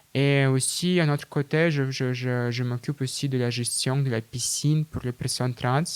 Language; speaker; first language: French; non-native, fluent; Russian